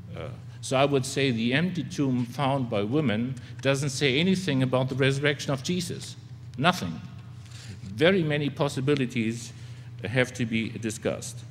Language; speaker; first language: English; non-native, fluent; German